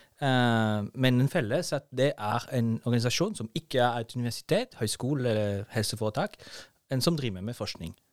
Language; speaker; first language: Norwegian; non-native, fluent; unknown